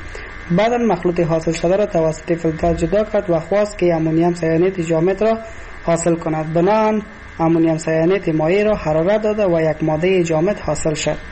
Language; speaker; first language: Persian; native; Persian